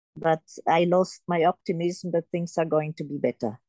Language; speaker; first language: English; early bilingual, heritage; Polish